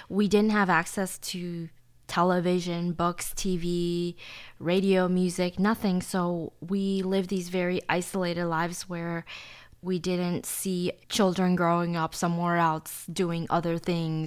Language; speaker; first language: English; early bilingual, other home language; Chinese